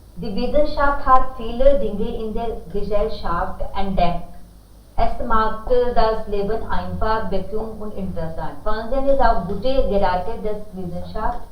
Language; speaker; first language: German; non-native, learner; Hindi